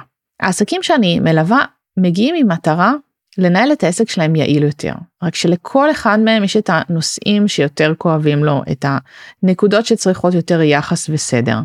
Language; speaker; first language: Hebrew; native; Hebrew